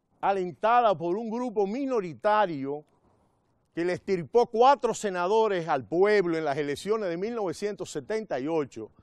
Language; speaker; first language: Spanish; native; Spanish